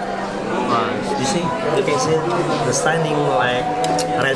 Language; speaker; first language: English; non-native, learner; Indonesian